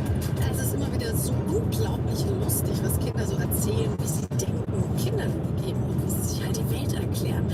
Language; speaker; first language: German; native; German